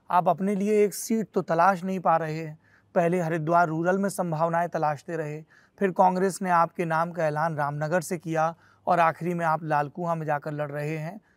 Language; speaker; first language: Hindi; native; Hindi